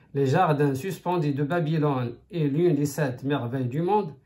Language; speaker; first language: French; non-native, local second language; Arabic